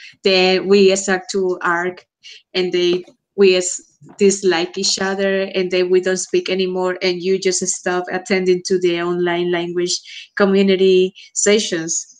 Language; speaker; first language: English; non-native, fluent; Spanish